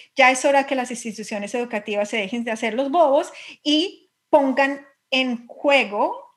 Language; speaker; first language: Spanish; native; Spanish